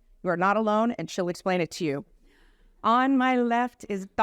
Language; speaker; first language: English; native; English